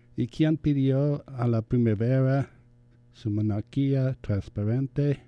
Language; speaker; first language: Spanish; non-native, learner; English